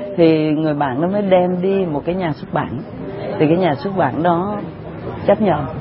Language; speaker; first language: Vietnamese; early bilingual, other home language; French